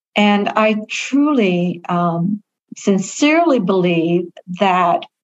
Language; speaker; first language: English; early bilingual, other home language; Vietnamese